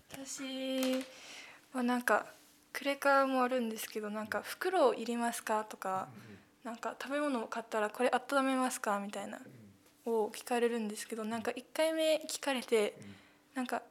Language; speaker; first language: Japanese; early bilingual, heritage; Cantonese